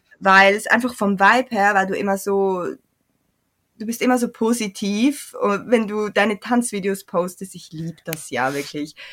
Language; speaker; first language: German; native; German